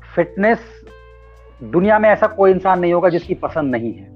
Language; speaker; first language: Hindi; native; Hindi